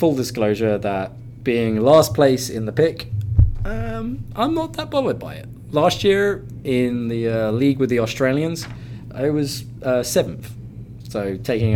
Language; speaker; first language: English; native; English